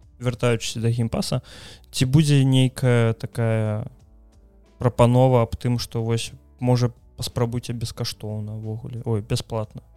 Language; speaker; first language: Belarusian; non-native, local second language; Russian